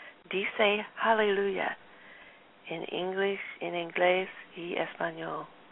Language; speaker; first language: Spanish; non-native, learner; English